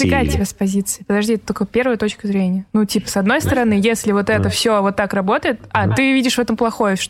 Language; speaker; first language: Russian; native; Russian